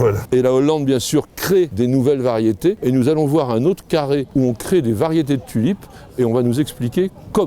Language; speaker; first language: French; native; French